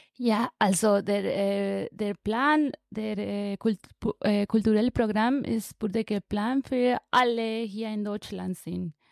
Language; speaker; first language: German; non-native, learner; Spanish